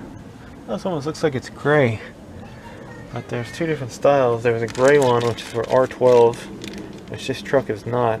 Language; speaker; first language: English; native; English